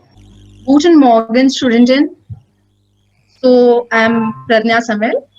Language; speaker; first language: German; non-native, learner; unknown